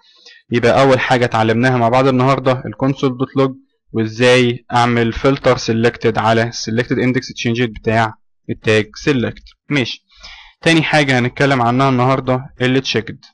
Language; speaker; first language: Arabic; native; Arabic